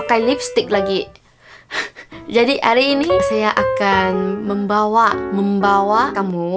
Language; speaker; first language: Indonesian; non-native, local second language; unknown